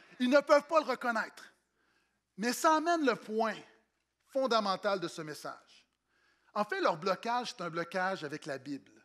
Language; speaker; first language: French; native; French